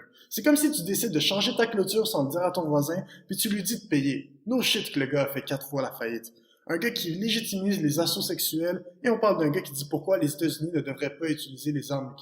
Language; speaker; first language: French; native; French